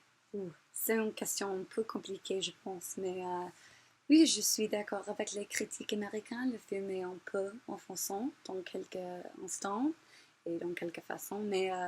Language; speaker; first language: French; non-native, learner; English